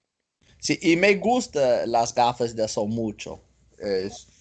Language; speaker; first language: Spanish; non-native, learner; English